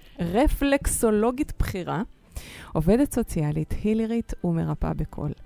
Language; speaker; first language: Hebrew; native; Hebrew